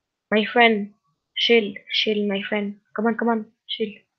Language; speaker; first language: English; non-native, learner; French